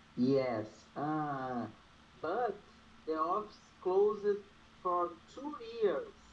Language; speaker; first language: English; non-native, learner; Portuguese